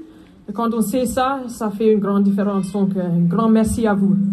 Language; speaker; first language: French; non-native, fluent; Afrikaans